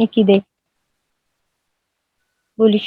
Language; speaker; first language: Turkish; non-native, learner; Urdu